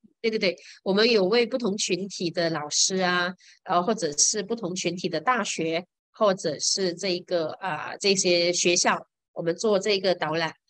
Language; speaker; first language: Chinese; native; Chinese